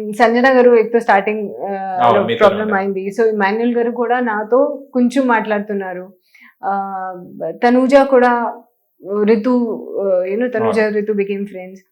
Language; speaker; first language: Telugu; non-native, learner; Hindi